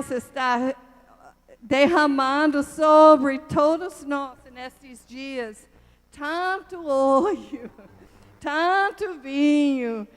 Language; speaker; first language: Portuguese; non-native, learner; English